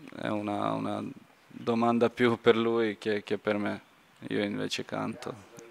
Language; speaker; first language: Italian; non-native, fluent; Serbian